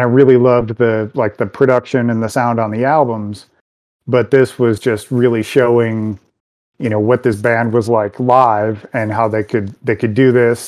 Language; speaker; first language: English; native; English